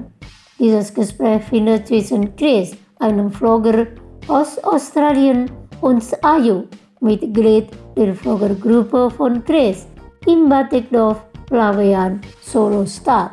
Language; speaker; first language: German; non-native, fluent; Indonesian